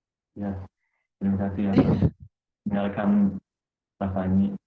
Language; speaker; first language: Indonesian; non-native, fluent; English